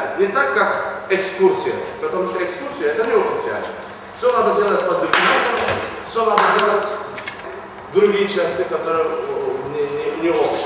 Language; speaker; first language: Russian; non-native, learner; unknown